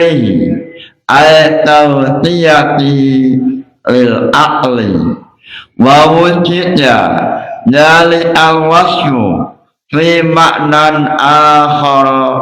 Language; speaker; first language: Arabic; non-native, fluent; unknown